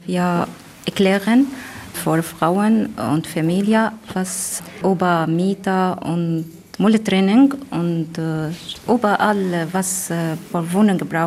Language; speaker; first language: German; non-native, learner; Arabic